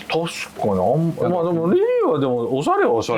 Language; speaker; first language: Japanese; native; Japanese